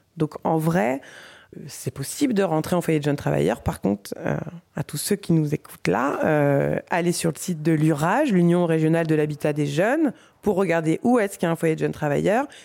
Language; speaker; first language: French; native; French